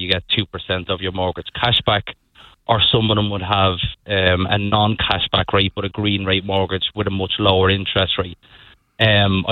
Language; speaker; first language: English; native; English